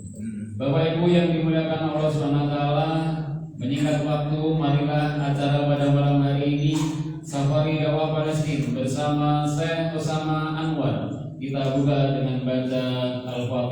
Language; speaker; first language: Indonesian; native; Indonesian